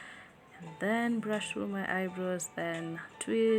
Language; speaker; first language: English; non-native, local second language; Swahili